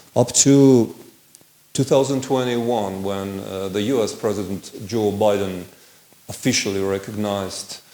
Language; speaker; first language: English; non-native, fluent; Armenian